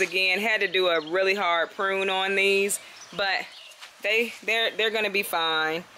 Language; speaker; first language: English; native; English